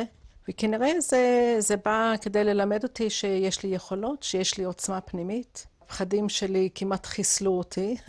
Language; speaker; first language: Hebrew; non-native, fluent; English